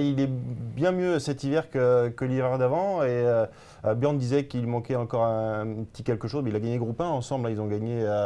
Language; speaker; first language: French; native; French